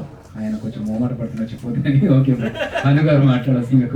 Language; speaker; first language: Telugu; native; Telugu